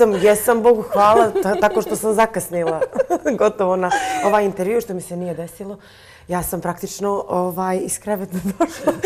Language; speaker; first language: Croatian; native; Croatian